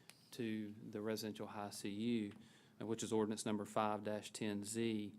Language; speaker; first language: English; native; English